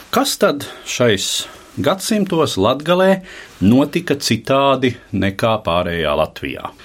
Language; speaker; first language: Latvian; native; Latvian